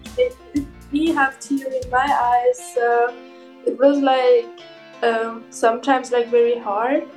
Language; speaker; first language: English; non-native, fluent; Persian